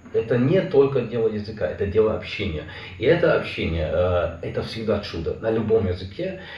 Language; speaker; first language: Russian; non-native, fluent; German